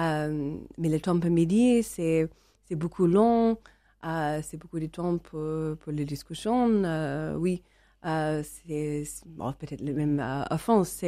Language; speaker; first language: French; non-native, learner; English